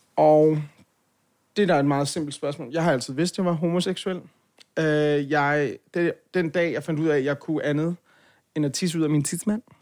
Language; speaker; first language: Danish; native; Danish